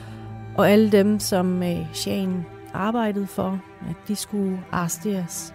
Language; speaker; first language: Danish; early bilingual, other home language; Persian